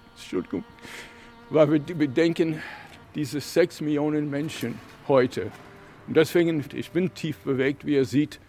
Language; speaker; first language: German; non-native, fluent; English